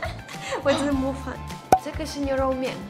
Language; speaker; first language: Chinese; non-native, learner; Ukrainian